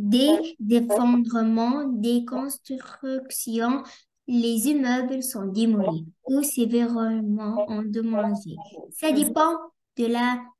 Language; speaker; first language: French; non-native, learner; Arabic